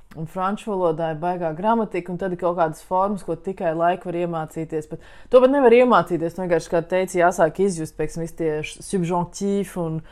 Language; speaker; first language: Latvian; native; Latvian